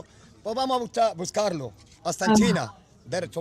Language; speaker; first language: Spanish; non-native, learner; Arabic